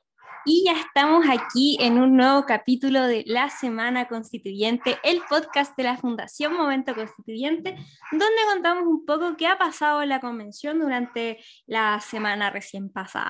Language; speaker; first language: Spanish; native; Spanish